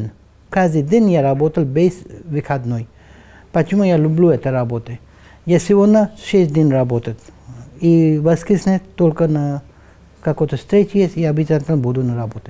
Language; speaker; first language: Russian; non-native, learner; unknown